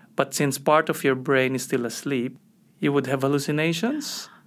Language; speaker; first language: English; non-native, local second language; Filipino